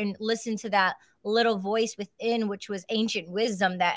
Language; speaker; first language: English; native; English